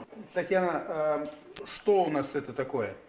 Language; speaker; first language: Russian; native; Russian